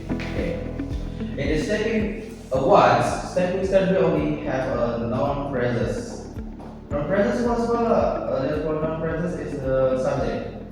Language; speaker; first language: English; non-native, learner; Indonesian